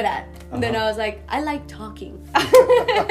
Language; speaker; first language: English; non-native, fluent; Spanish